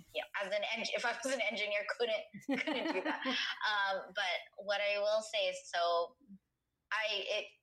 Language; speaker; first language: English; native; English